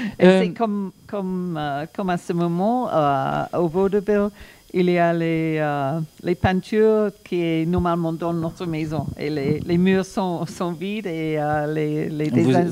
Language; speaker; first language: French; non-native, learner; English